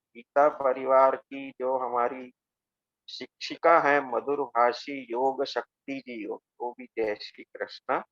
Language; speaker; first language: Hindi; non-native, local second language; Gujarati